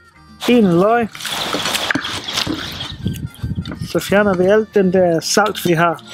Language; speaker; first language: Danish; non-native, learner; Swahili